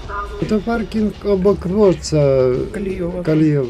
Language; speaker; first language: Polish; non-native, fluent; Ukrainian